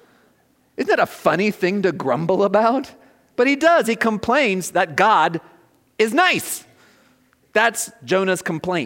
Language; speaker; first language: English; native; English